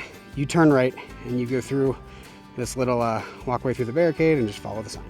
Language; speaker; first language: English; native; English